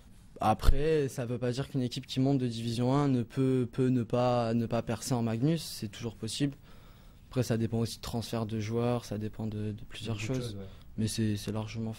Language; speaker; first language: French; native; French